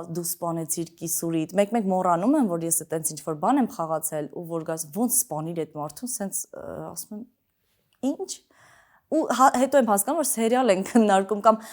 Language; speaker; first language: Armenian; early bilingual, other home language; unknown